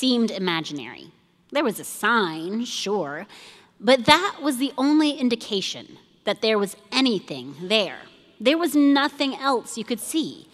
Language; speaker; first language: English; native; English